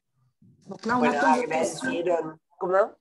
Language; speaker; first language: French; non-native, fluent; Spanish